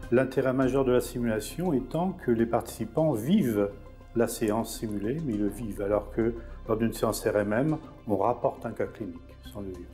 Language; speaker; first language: French; native; French